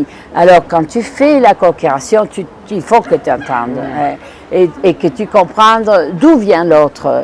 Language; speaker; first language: French; non-native, fluent; Spanish